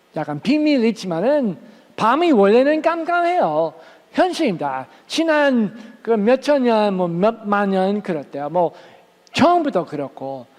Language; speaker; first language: Korean; non-native, fluent; English